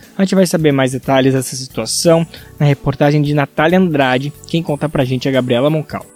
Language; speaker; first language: Portuguese; native; Portuguese